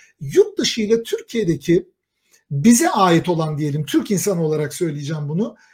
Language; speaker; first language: Turkish; native; Turkish